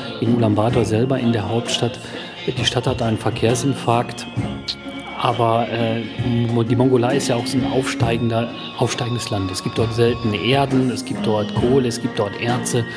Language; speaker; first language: German; native; German